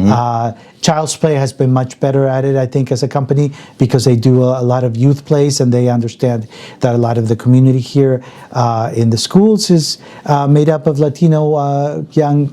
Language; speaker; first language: English; early bilingual, other home language; Spanish